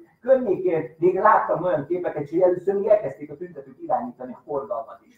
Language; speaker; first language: Hungarian; native; Hungarian